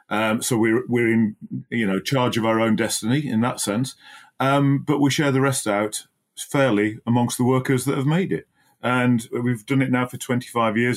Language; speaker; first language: English; native; English